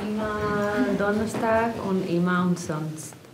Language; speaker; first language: German; non-native, learner; Spanish